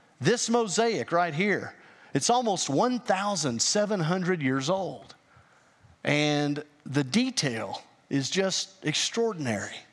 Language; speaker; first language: English; native; English